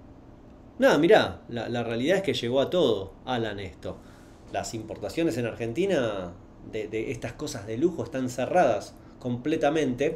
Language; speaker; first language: Spanish; native; Spanish